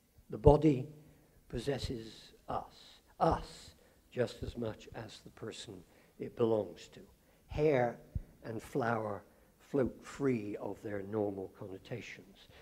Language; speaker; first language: English; native; English